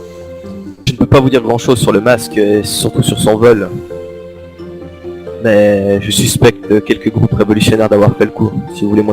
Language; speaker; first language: French; native; French